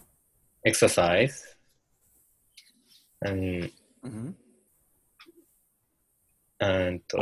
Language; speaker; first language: English; non-native, learner; Japanese